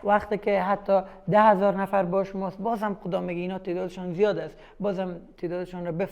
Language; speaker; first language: Persian; native; Persian